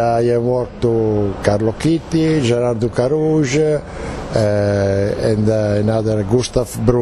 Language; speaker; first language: English; non-native, learner; Italian